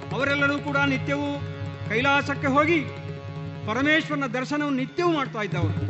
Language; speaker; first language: Kannada; non-native, local second language; Malayalam